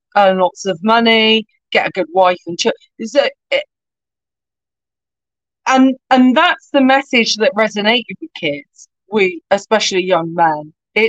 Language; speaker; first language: English; native; English